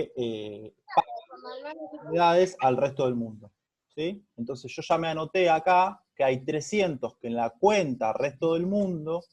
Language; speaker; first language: Spanish; native; Spanish